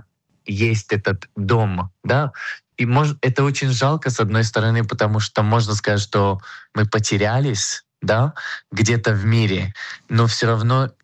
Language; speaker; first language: Russian; non-native, fluent; Hebrew